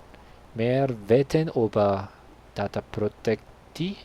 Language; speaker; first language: German; non-native, learner; Spanish